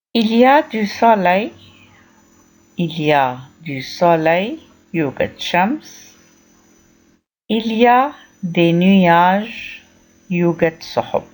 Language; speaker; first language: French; non-native, fluent; Arabic